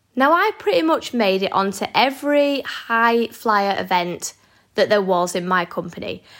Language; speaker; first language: English; native; English